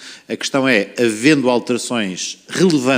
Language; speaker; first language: Portuguese; native; Portuguese